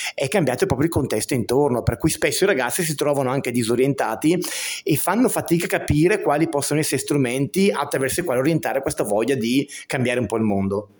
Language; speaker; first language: Italian; native; Italian